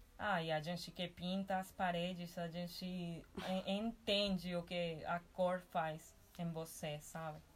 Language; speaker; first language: Portuguese; non-native, fluent; Spanish